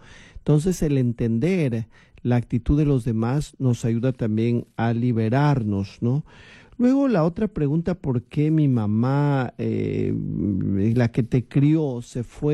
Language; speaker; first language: Spanish; native; Spanish